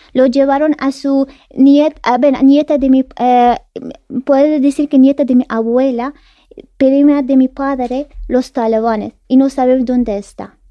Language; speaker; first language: Spanish; non-native, learner; Persian